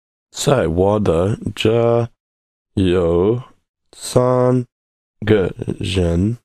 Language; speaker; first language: Chinese; non-native, learner; English